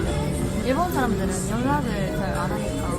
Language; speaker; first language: Korean; non-native, learner; Japanese